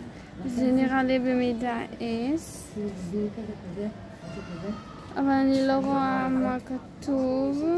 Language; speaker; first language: Hebrew; early bilingual, other home language; Russian